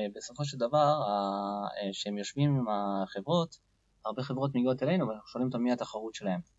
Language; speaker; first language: Hebrew; native; Hebrew